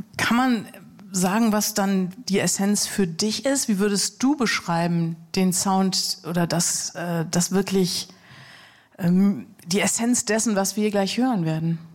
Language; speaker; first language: German; native; German